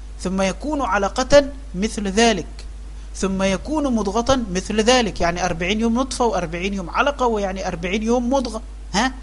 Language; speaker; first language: Arabic; native; Arabic